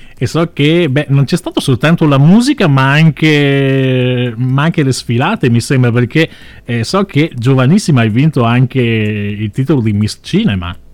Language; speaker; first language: Italian; native; Italian